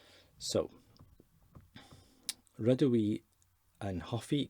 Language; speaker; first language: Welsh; non-native, learner; English